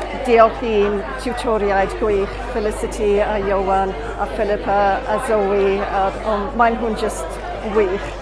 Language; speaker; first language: Welsh; non-native, fluent; English